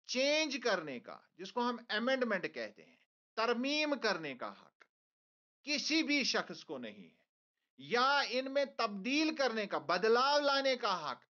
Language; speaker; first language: Hindi; non-native, local second language; Kashmiri